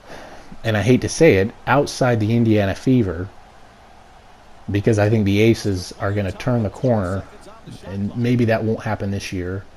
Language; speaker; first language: English; native; English